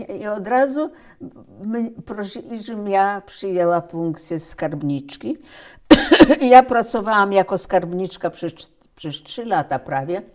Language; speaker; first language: Polish; early bilingual, heritage; Polish